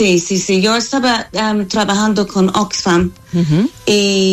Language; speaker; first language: Spanish; non-native, fluent; English